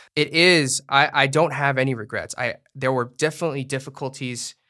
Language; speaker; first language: English; native; English